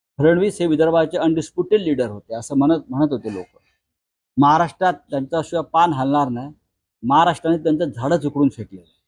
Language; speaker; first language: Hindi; non-native, local second language; Marathi